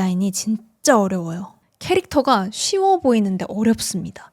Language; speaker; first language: Korean; native; Korean